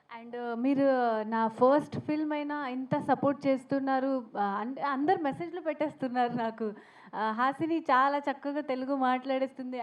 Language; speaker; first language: Telugu; non-native, learner; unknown